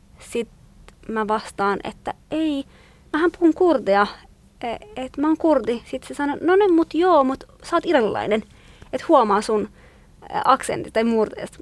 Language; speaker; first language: Finnish; non-native, fluent; Kurdish